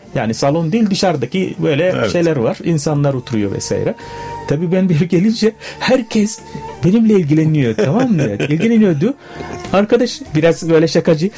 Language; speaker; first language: Turkish; non-native, fluent; Arabic